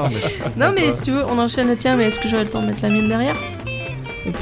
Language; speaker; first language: French; native; French